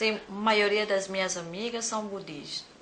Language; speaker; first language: Portuguese; non-native, learner; Thai